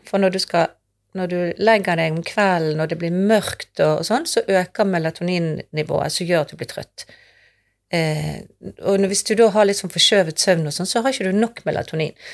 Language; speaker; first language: Norwegian; native; Norwegian